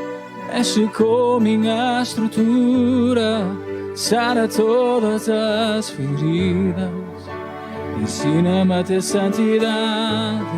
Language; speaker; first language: Portuguese; native; Portuguese